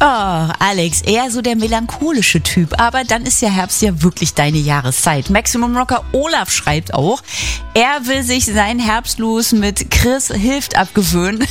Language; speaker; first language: German; native; German